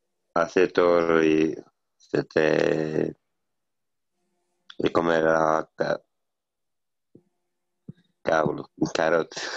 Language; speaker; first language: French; non-native, learner; Italian